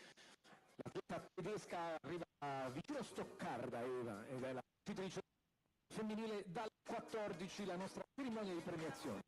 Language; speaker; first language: Italian; native; Italian